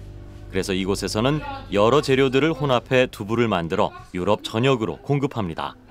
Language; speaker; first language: Korean; native; Korean